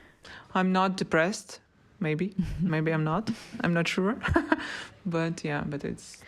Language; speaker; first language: English; non-native, learner; Russian